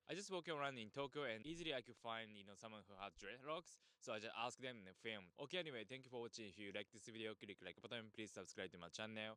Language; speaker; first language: English; non-native, fluent; Japanese